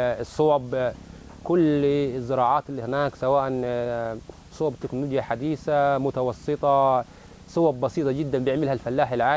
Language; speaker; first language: Arabic; native; Arabic